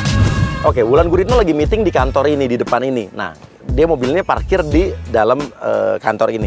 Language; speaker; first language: Indonesian; native; Indonesian